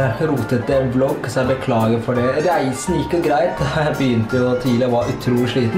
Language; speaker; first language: Norwegian; native; Norwegian